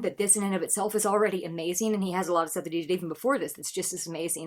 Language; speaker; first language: English; native; English